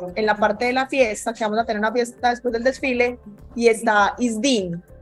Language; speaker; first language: Spanish; native; Spanish